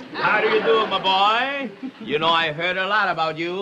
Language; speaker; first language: English; non-native, fluent; Spanish